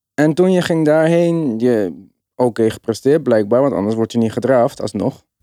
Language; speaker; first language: Dutch; native; Dutch